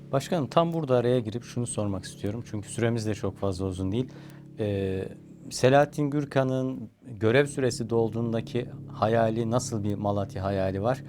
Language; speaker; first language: Turkish; native; Turkish